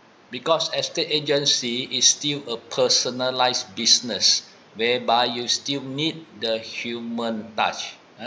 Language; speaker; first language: English; non-native, local second language; Malay